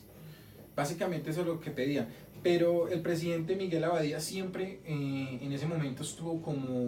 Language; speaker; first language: Spanish; native; Spanish